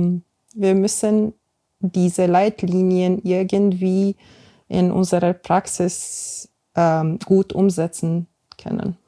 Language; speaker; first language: German; non-native, fluent; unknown